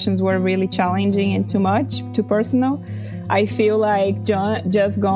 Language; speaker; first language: English; non-native, fluent; Portuguese